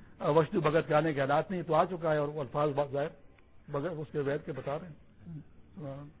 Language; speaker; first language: Urdu; non-native, local second language; Pashto